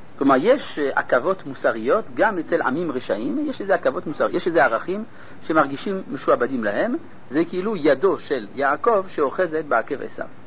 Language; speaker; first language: Hebrew; non-native, fluent; French